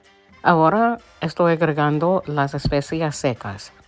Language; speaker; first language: Spanish; early bilingual, heritage; English